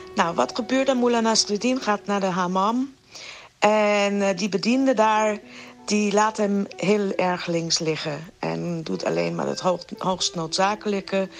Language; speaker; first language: Dutch; non-native, fluent; Persian